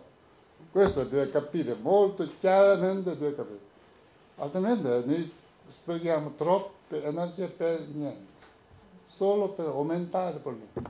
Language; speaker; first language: Italian; non-native, learner; Tibetan